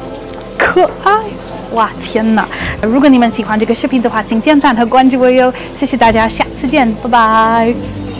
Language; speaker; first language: Chinese; non-native, learner; English